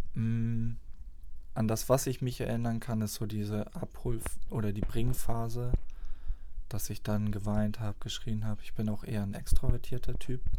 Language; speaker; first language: German; native; German